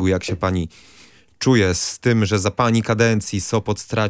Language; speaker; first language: Polish; native; Polish